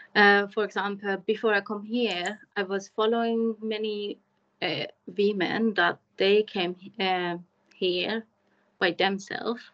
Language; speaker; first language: English; non-native, fluent; Persian